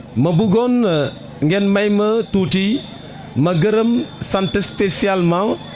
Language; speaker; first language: Wolof; non-native, local second language; Serer